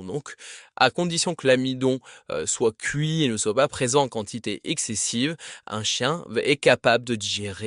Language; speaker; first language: French; native; French